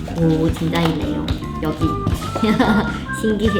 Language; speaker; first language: Korean; non-native, learner; Chinese